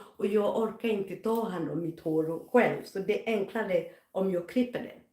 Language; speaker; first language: Swedish; non-native, fluent; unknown